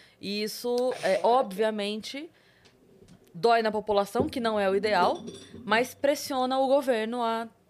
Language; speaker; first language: Portuguese; native; Portuguese